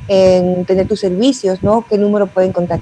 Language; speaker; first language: Spanish; native; Spanish